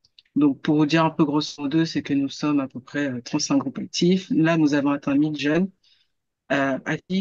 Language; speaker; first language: French; native; French